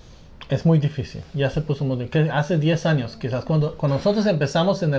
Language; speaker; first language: Spanish; non-native, fluent; English